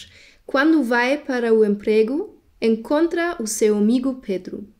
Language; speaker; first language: Portuguese; non-native, learner; German